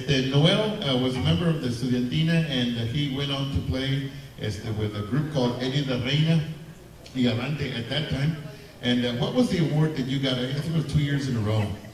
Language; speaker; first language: English; early bilingual, other home language; Spanish